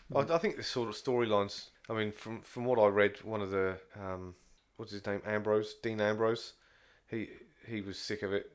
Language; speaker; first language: English; native; English